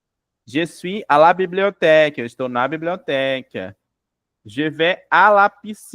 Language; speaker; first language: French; non-native, fluent; Portuguese